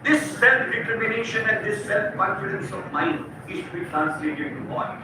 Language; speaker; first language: English; non-native, local second language; Hindi